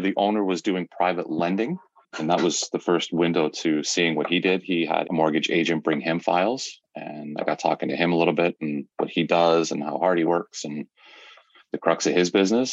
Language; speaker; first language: English; native; English